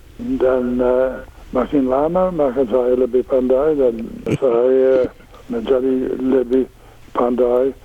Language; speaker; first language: Indonesian; non-native, learner; English